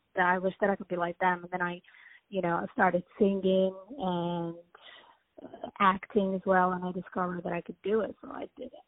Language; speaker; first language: English; early bilingual, other home language; Italian